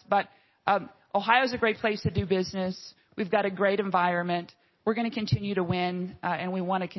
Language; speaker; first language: English; native; English